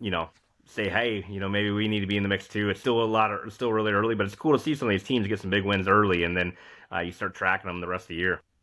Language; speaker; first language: English; native; English